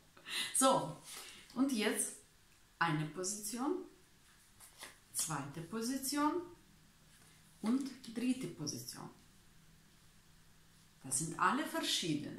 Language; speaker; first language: German; non-native, learner; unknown